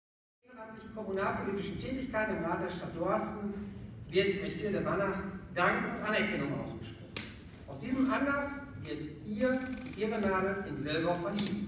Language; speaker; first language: German; native; German